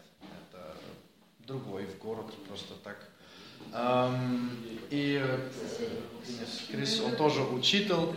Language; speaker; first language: Russian; non-native, learner; Dutch